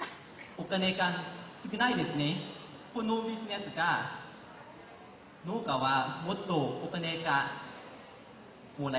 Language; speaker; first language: Japanese; non-native, learner; Lao